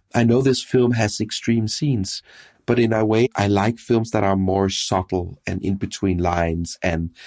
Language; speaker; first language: English; non-native, fluent; Danish